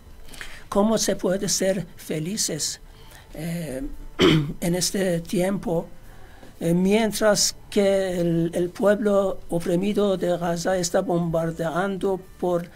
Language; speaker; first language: Spanish; non-native, fluent; Persian